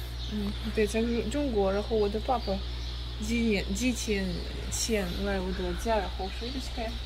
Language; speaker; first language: Chinese; non-native, learner; Russian